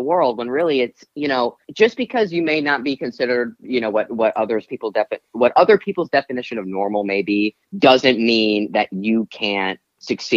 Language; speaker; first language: English; native; English